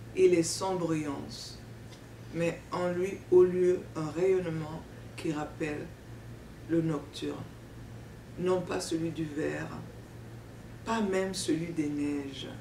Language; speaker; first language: French; non-native, local second language; Duala